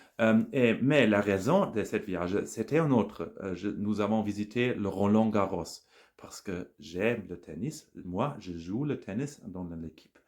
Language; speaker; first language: French; non-native, learner; German